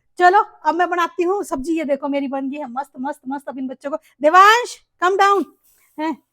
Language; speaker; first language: Hindi; native; Hindi